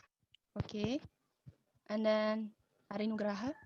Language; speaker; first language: English; non-native, learner; Indonesian